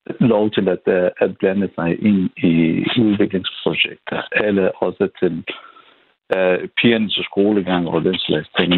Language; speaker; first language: Danish; non-native, fluent; Persian